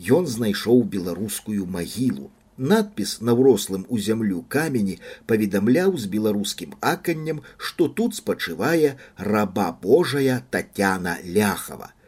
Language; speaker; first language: Belarusian; native; Belarusian